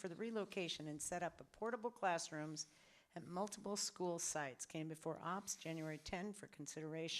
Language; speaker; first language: English; native; English